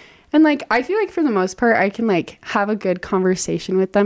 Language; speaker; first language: English; native; English